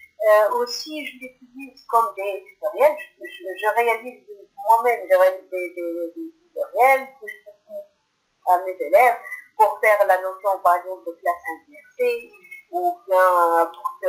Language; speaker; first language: French; non-native, local second language; Arabic